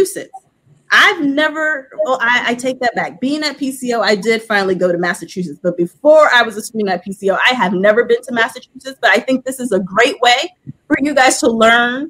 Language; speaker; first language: English; native; English